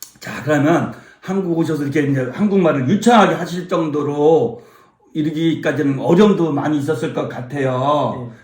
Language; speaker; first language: Korean; native; Korean